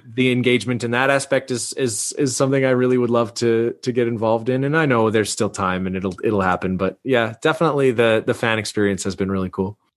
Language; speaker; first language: English; native; English